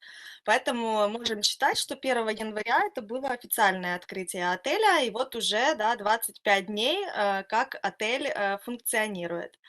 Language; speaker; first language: Russian; native; Russian